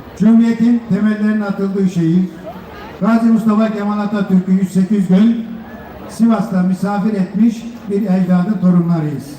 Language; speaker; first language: Turkish; native; Turkish